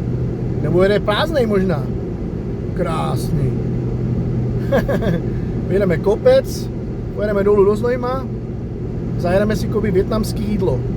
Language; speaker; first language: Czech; non-native, fluent; English